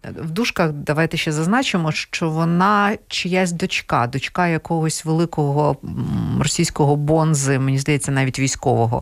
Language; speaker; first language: Ukrainian; non-native, local second language; Russian